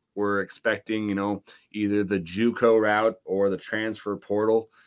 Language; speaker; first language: English; native; English